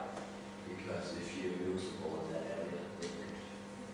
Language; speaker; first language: English; non-native, fluent; Danish